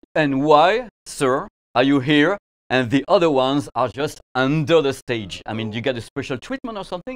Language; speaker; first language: English; non-native, fluent; French